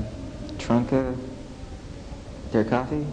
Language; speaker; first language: German; non-native, learner; English